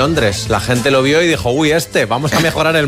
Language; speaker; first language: Spanish; native; Spanish